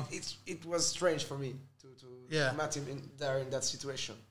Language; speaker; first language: English; non-native, fluent; Italian